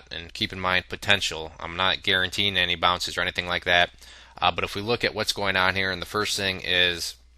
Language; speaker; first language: English; native; English